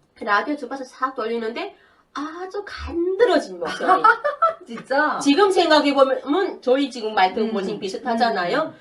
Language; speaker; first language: Korean; native; Korean